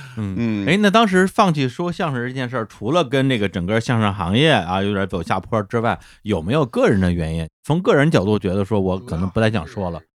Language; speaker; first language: Chinese; native; Chinese